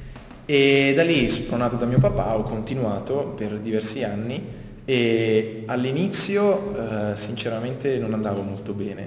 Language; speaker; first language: Italian; native; Italian